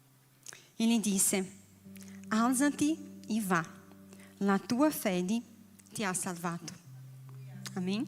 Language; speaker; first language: Italian; non-native, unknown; Portuguese